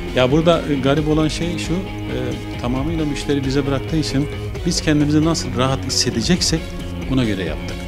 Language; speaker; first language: Turkish; native; Turkish